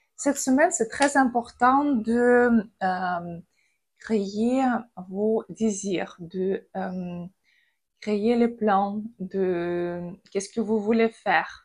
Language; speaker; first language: French; non-native, fluent; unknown